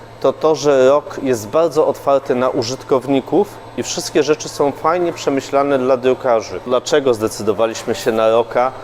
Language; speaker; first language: Polish; native; Polish